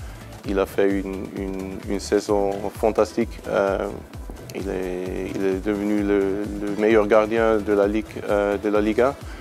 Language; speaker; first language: French; non-native, learner; German